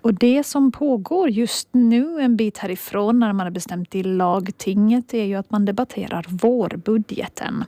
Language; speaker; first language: Swedish; native; Swedish